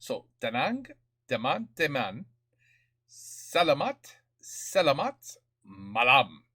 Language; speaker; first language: Indonesian; non-native, learner; English